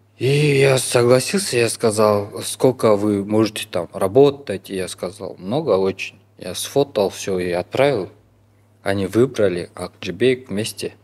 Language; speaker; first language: Russian; non-native, local second language; Kyrgyz